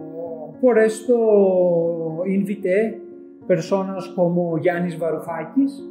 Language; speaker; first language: Spanish; non-native, fluent; Greek